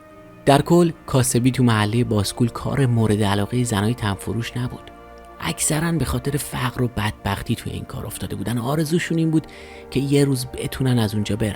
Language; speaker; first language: Persian; native; Persian